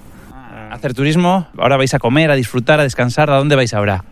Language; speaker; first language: Spanish; native; Spanish